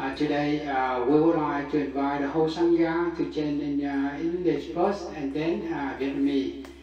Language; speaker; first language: English; non-native, fluent; Vietnamese